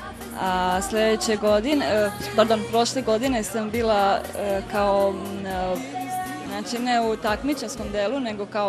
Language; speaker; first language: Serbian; non-native, fluent; Romanian